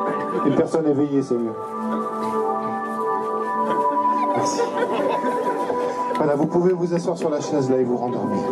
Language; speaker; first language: French; native; French